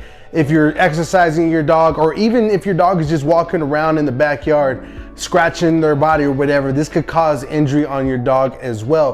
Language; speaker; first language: English; native; English